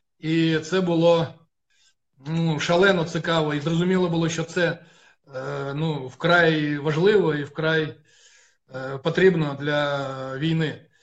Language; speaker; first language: Ukrainian; non-native, local second language; Russian